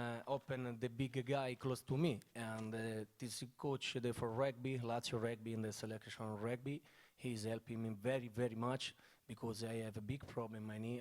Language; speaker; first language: English; non-native, learner; Italian